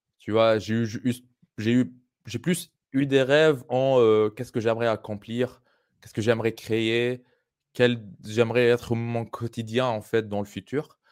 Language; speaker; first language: French; non-native, local second language; Arabic